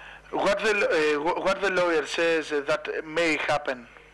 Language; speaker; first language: English; non-native, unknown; Greek